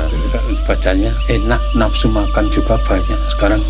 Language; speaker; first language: Indonesian; non-native, local second language; Javanese